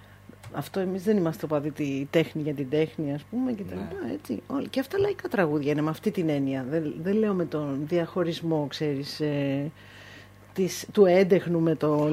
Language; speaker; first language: Greek; native; Greek